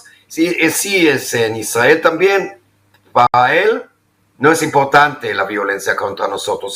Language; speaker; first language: Spanish; non-native, fluent; Hebrew